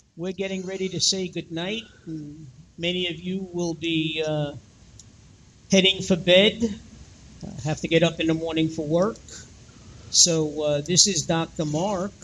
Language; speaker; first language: English; native; English